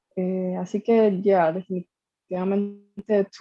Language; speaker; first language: Spanish; native; Spanish